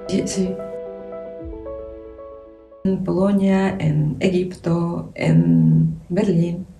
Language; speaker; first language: Spanish; non-native, learner; Ukrainian